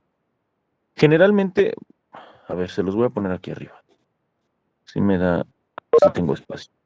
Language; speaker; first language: Spanish; native; Spanish